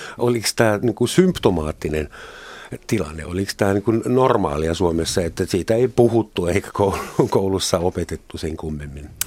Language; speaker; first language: Finnish; non-native, fluent; German